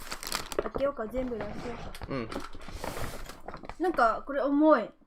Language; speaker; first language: Japanese; non-native, learner; Vietnamese